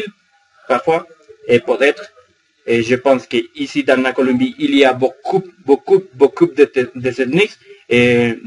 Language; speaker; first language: French; non-native, learner; Spanish